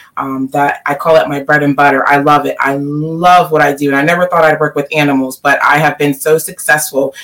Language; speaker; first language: English; native; English